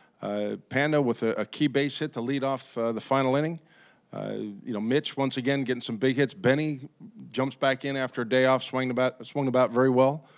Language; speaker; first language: English; native; English